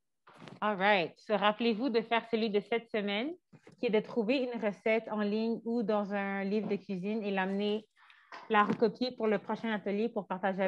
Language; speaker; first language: French; native; French